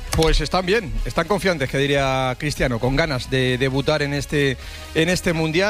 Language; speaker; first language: Spanish; native; Spanish